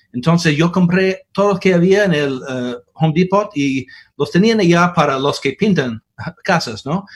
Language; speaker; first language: Spanish; non-native, fluent; English